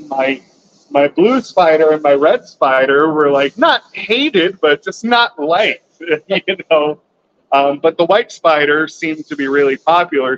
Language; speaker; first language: English; native; English